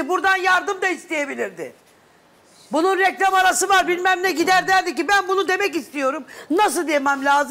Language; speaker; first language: Turkish; native; Turkish